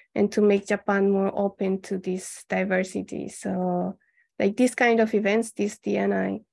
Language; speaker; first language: English; non-native, fluent; Spanish